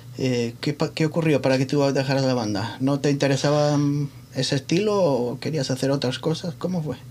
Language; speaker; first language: Spanish; native; Spanish